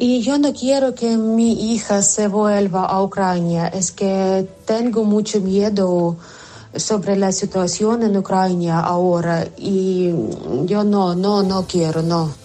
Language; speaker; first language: Spanish; non-native, learner; Ukrainian